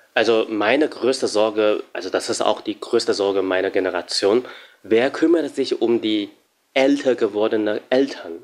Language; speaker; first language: German; non-native, fluent; Chinese